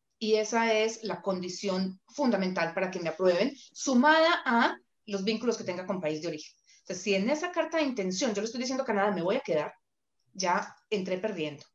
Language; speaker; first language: Spanish; native; Spanish